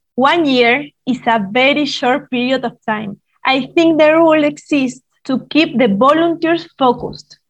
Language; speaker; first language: English; non-native, fluent; Spanish